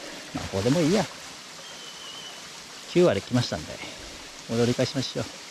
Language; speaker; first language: Japanese; native; Japanese